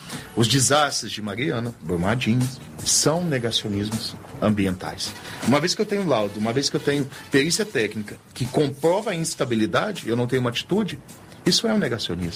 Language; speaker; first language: Portuguese; native; Portuguese